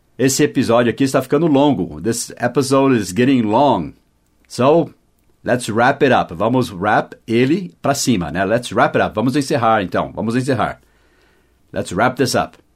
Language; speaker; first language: Portuguese; non-native, fluent; English